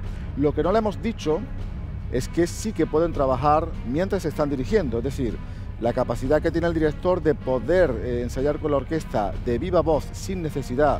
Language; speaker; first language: Spanish; native; Spanish